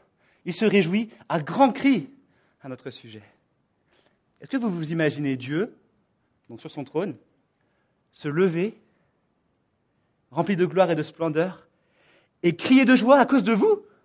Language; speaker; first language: French; native; French